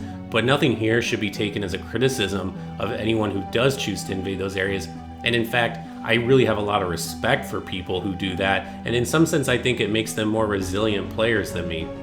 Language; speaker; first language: English; native; English